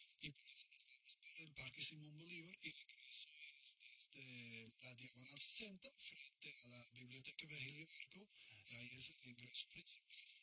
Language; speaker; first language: Spanish; non-native, fluent; English